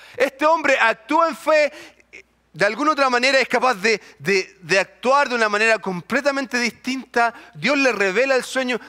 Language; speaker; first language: Spanish; native; Spanish